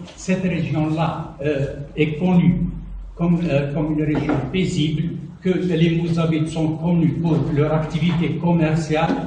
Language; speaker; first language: French; non-native, local second language; Arabic